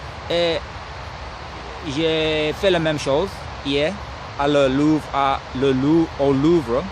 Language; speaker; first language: French; non-native, learner; English